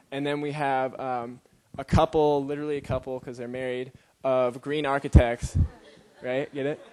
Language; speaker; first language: English; native; English